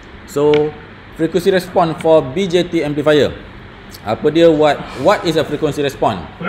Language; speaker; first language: English; non-native, local second language; Malay